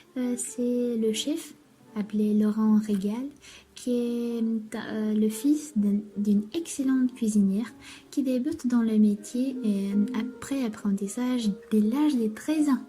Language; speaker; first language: French; non-native, learner; Romanian